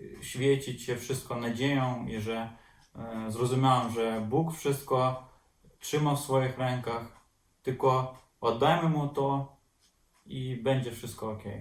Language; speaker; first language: Polish; non-native, fluent; Ukrainian